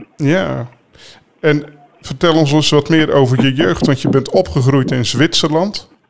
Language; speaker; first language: Dutch; native; Dutch